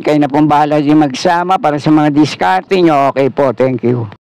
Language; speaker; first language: Filipino; native; Filipino